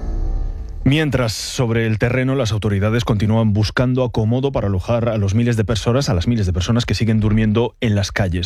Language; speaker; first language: Spanish; native; Spanish